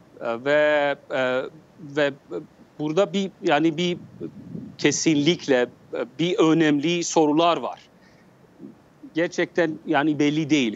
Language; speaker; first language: Turkish; non-native, learner; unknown